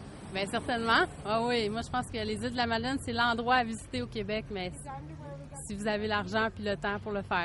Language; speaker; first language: French; native; French